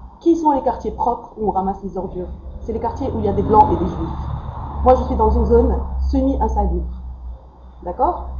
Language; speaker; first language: French; non-native, local second language; Arabic